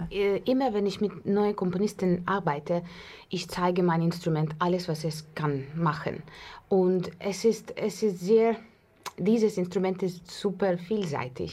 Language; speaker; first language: German; non-native, learner; Russian